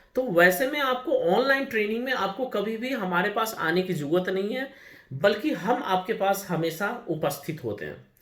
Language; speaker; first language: Hindi; native; Hindi